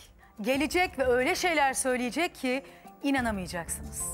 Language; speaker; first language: Turkish; native; Turkish